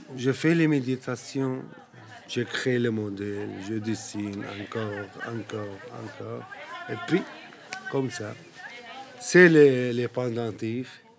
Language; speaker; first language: French; non-native, learner; Arabic